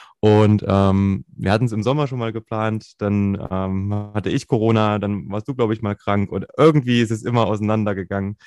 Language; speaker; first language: German; native; German